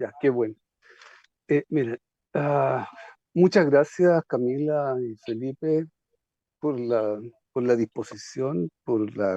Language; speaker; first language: Spanish; native; Spanish